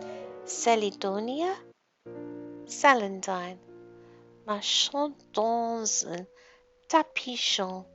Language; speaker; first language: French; non-native, learner; English